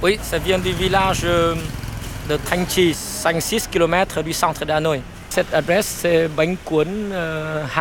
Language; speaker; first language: French; non-native, fluent; Vietnamese